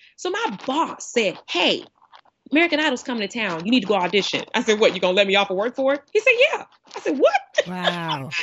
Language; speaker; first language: English; native; English